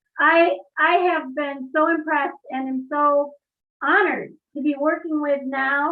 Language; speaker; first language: English; native; English